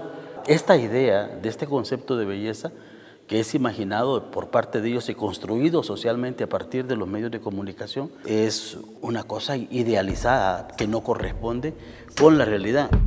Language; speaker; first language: Spanish; native; Spanish